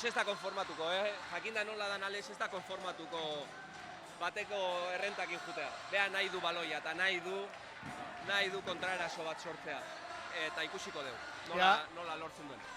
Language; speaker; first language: Basque; native; Basque